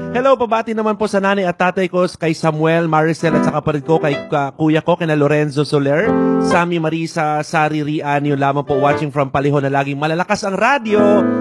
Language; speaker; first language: Filipino; native; Filipino